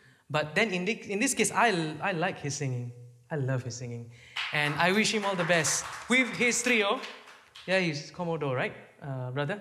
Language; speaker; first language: English; non-native, local second language; Malay